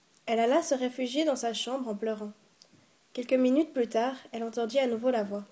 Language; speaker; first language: French; native; French